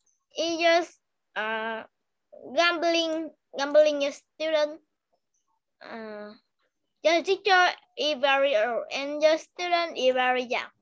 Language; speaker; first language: English; non-native, learner; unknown